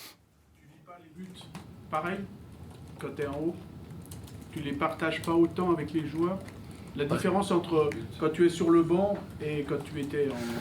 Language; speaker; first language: French; native; French